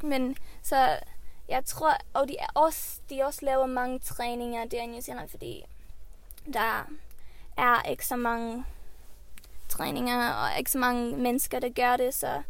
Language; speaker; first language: Danish; early bilingual, heritage; Swedish